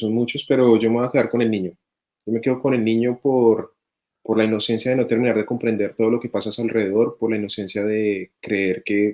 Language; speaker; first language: Spanish; native; Spanish